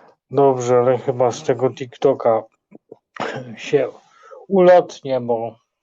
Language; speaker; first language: Polish; native; Polish